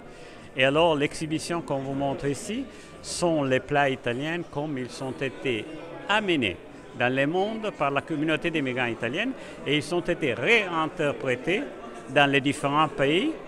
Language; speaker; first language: French; non-native, fluent; Italian